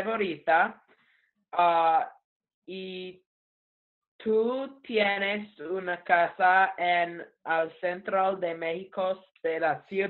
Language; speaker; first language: Spanish; non-native, learner; English